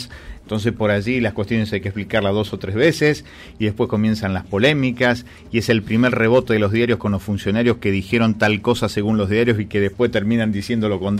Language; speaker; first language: Spanish; native; Spanish